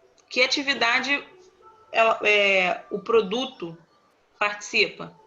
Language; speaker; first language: Portuguese; native; Portuguese